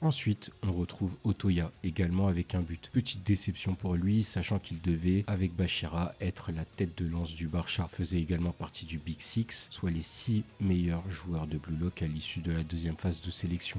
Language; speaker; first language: French; native; French